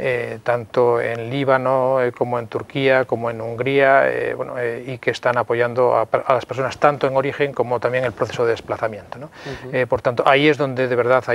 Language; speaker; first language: Spanish; native; Spanish